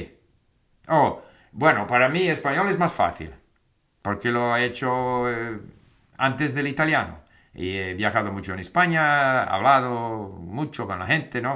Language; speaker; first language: Spanish; non-native, fluent; English